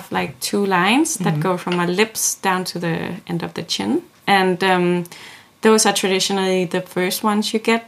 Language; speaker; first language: English; non-native, fluent; Kalaallisut